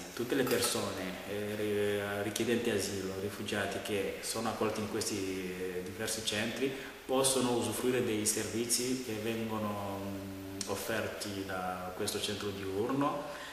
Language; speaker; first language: Italian; non-native, fluent; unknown